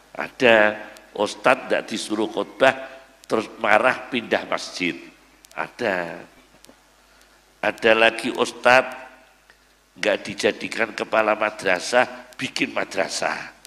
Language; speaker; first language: Indonesian; native; Indonesian